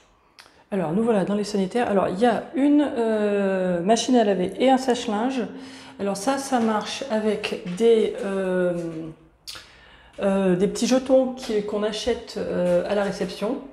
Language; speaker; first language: French; native; French